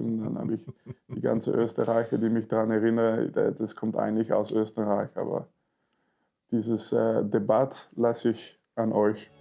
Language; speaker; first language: German; non-native, fluent; French